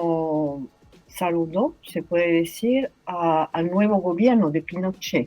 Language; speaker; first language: Spanish; non-native, fluent; French